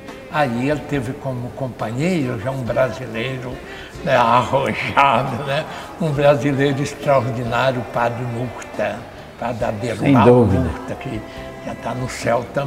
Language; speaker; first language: Portuguese; native; Portuguese